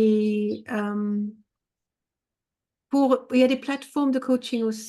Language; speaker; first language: French; non-native, fluent; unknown